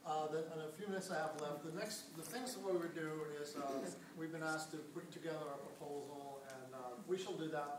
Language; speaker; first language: English; native; English